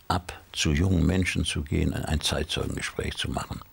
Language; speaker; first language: German; native; German